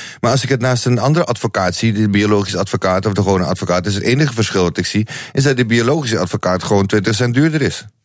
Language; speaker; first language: Dutch; native; Dutch